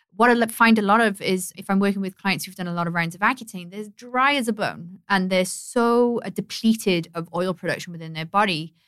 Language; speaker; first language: English; native; English